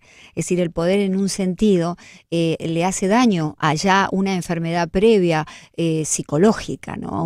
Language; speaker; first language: Spanish; native; Spanish